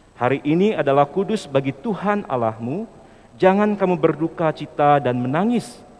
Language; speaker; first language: Indonesian; native; Indonesian